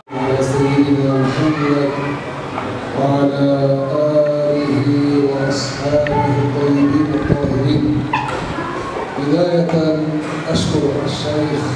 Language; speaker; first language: Arabic; native; Arabic